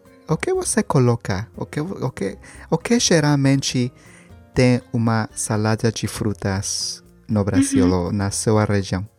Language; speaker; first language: Portuguese; non-native, learner; Spanish